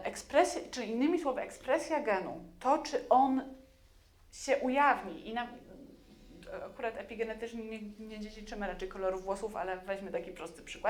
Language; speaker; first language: Polish; native; Polish